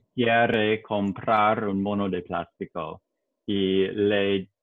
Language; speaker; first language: Spanish; non-native, learner; English